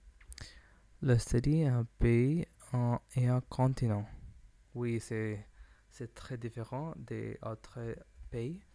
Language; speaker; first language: French; non-native, learner; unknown